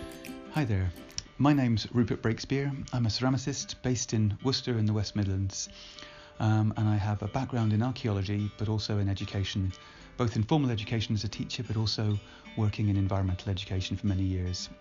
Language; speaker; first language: English; native; English